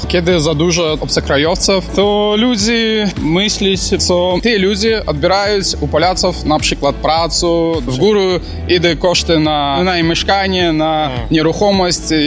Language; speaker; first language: Polish; non-native, learner; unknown